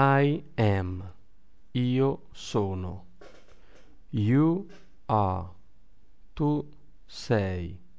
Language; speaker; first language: Italian; non-native, fluent; English